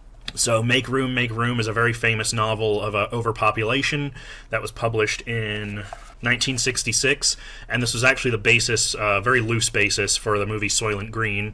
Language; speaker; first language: English; native; English